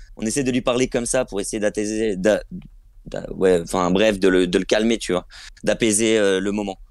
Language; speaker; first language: French; native; French